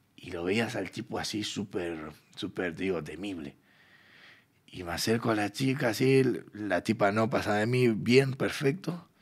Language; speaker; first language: Spanish; native; Spanish